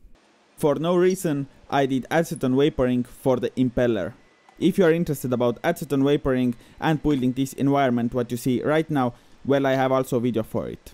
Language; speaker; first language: English; non-native, fluent; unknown